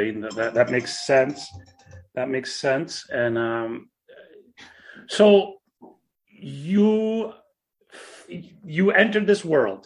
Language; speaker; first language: English; native; English